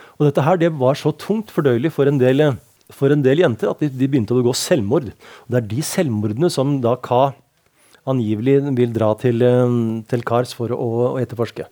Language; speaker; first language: Norwegian; native; Norwegian